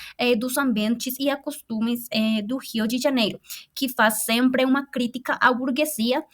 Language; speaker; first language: Portuguese; non-native, fluent; Spanish